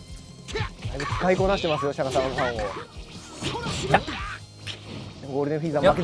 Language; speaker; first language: Japanese; native; Japanese